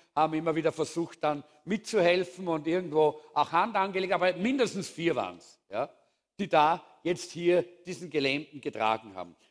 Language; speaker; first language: German; native; German